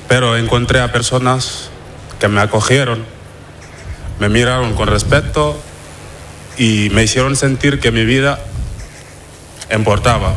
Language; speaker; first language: Spanish; non-native, fluent; Wolof